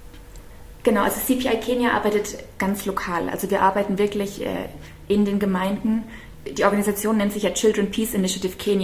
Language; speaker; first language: German; native; German